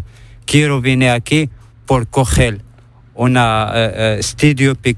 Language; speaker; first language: Spanish; non-native, learner; Arabic